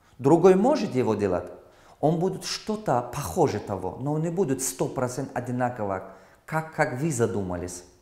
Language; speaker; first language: Russian; non-native, local second language; Tajik